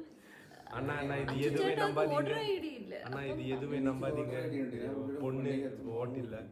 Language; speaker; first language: Tamil; non-native, learner; Malayalam